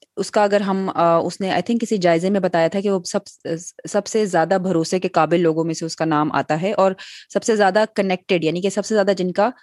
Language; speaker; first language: Urdu; native; Urdu